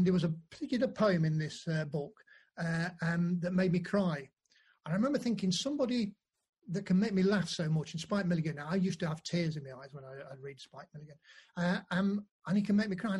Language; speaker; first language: English; native; English